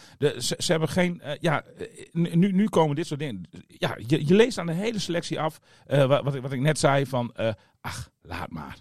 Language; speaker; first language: Dutch; native; Dutch